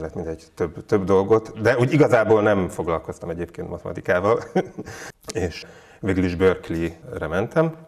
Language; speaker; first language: Hungarian; native; Hungarian